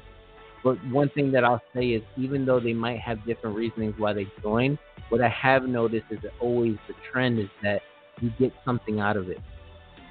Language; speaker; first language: English; native; English